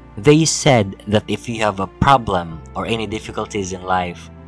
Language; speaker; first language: English; non-native, local second language; Filipino